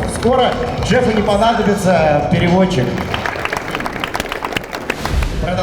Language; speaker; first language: Russian; native; Russian